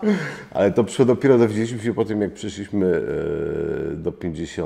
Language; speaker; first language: Polish; native; Polish